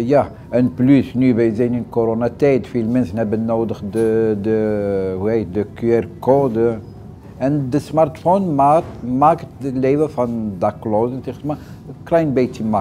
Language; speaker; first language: Dutch; non-native, learner; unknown